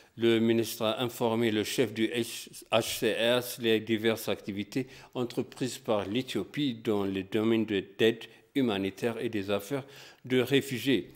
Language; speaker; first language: French; non-native, fluent; Amharic